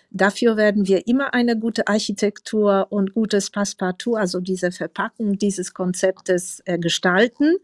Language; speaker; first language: German; non-native, fluent; Polish